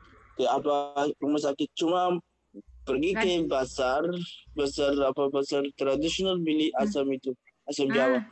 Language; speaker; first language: Indonesian; non-native, fluent; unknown